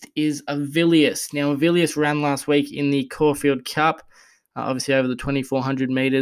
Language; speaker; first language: English; native; English